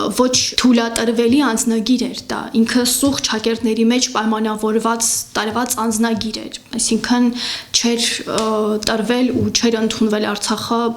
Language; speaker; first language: Armenian; native; Armenian